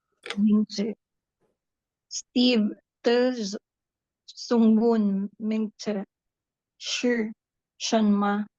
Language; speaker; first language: Chinese; non-native, learner; Filipino